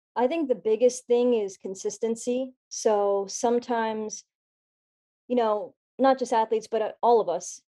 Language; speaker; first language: English; native; English